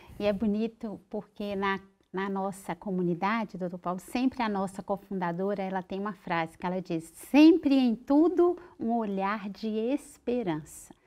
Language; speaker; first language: Portuguese; native; Portuguese